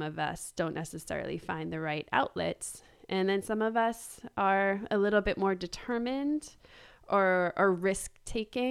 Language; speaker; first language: English; native; English